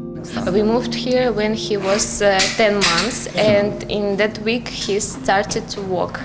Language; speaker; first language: English; non-native, learner; Russian